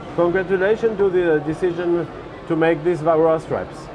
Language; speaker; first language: English; non-native, fluent; German